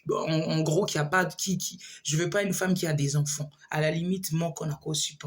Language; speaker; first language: French; non-native, local second language; Lingala